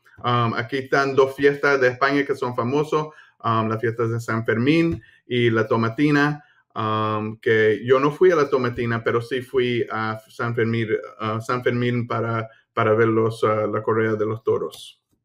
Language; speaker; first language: Spanish; early bilingual, heritage; Spanish